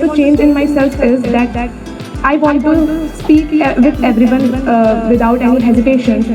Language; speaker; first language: English; non-native, learner; Hindi